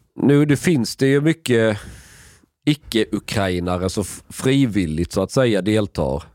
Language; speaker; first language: Swedish; native; Swedish